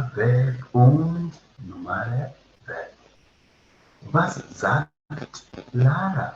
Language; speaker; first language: German; non-native, fluent; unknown